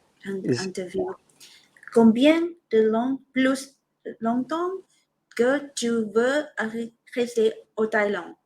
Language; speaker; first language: French; non-native, learner; Thai